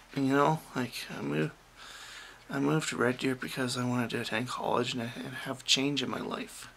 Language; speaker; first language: English; native; English